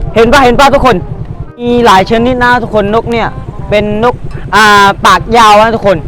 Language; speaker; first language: Thai; non-native, local second language; Pattani Malay